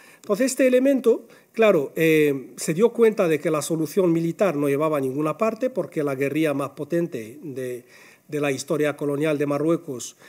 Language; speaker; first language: Spanish; non-native, fluent; Arabic